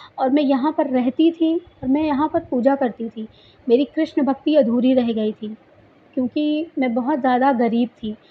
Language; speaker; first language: Hindi; native; Hindi